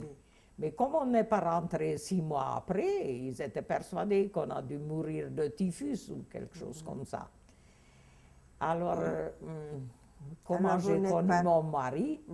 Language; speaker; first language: French; non-native, fluent; Hungarian